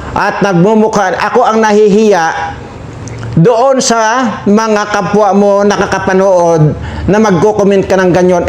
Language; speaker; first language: Filipino; non-native, local second language; Iloko